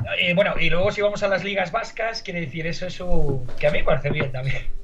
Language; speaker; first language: Spanish; native; Spanish